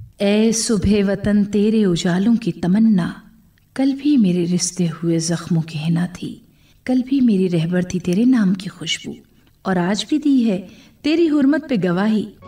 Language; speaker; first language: Urdu; native; Urdu